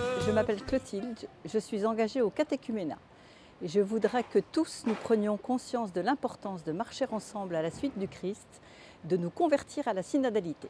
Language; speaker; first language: French; native; French